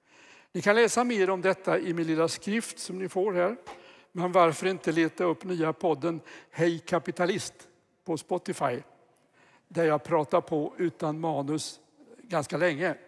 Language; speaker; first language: Swedish; native; Swedish